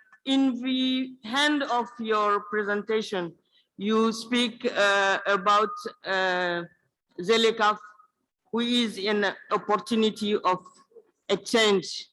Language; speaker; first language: English; non-native, learner; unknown